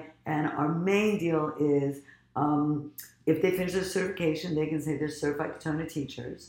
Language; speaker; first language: English; native; English